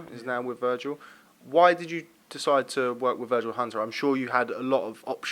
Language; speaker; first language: English; native; English